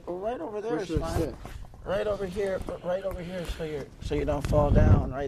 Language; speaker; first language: English; native; English